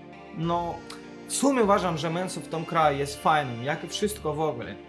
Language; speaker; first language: Polish; non-native, fluent; Azerbaijani